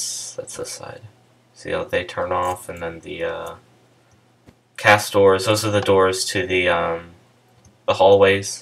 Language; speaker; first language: English; native; English